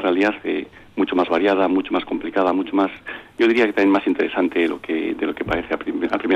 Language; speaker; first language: Spanish; native; Spanish